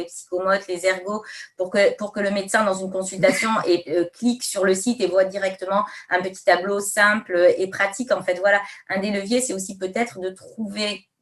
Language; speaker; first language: French; native; French